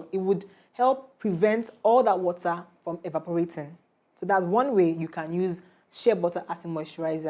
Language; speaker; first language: English; non-native, local second language; Igbo